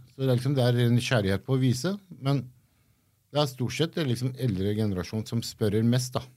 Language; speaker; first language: Norwegian; early bilingual, other home language; Kurdish